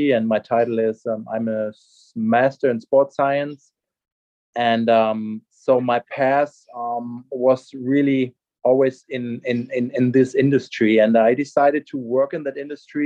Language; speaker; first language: English; non-native, fluent; German